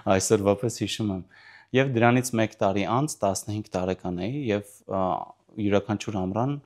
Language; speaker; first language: Armenian; early bilingual, heritage; Armenian